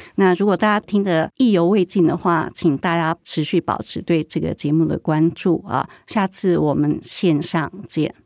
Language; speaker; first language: Chinese; native; Chinese